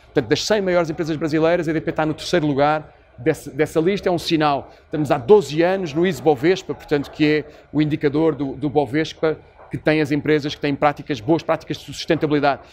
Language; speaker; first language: Portuguese; native; Portuguese